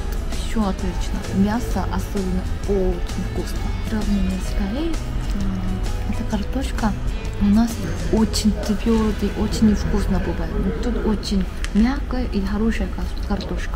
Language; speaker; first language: Russian; non-native, learner; Korean